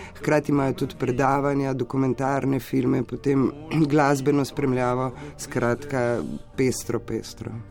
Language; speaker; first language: Slovenian; native; Slovenian